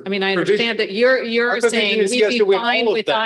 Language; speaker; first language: English; native; English